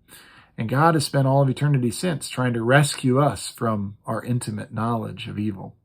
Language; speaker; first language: English; native; English